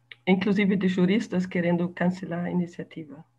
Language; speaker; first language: Portuguese; non-native, fluent; German